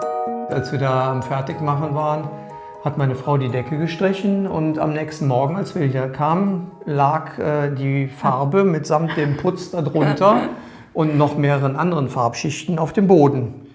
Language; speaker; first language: German; native; German